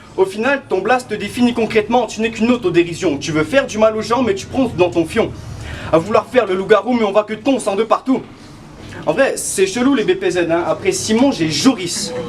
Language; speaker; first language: French; native; French